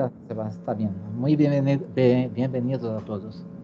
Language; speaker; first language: Spanish; non-native, fluent; Portuguese